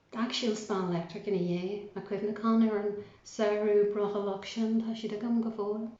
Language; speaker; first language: Irish; native; Irish